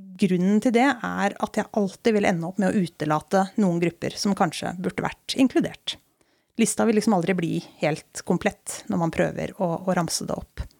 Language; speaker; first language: Norwegian; native; Norwegian